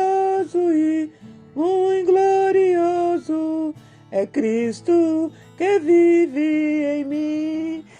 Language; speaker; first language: Portuguese; native; Portuguese